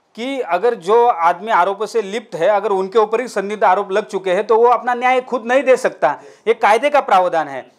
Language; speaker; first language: Hindi; non-native, local second language; Marathi